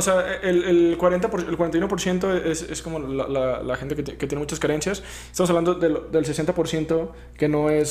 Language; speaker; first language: Spanish; native; Spanish